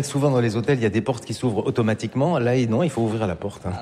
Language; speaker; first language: French; native; French